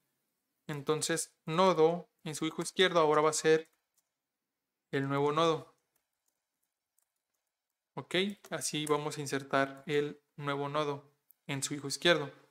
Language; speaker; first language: Spanish; native; Spanish